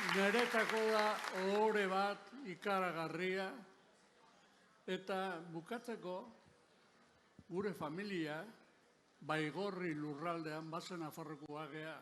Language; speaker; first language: Basque; non-native, local second language; Spanish